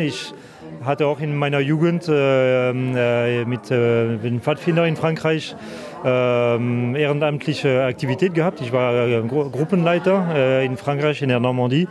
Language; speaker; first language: German; non-native, fluent; French